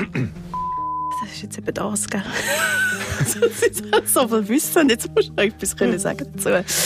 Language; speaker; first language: German; native; German